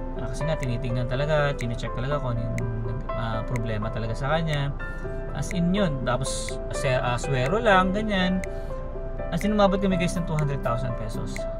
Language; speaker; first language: Filipino; native; Filipino